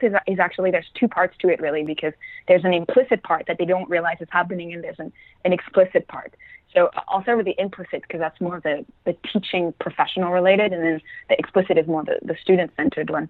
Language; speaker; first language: English; non-native, fluent; French